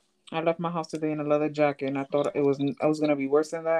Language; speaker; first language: English; early bilingual, other home language; Spanish